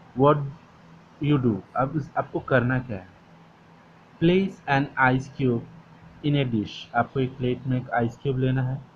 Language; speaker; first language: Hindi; non-native, local second language; Marathi